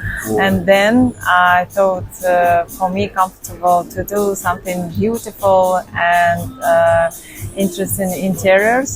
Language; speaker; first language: English; non-native, learner; Russian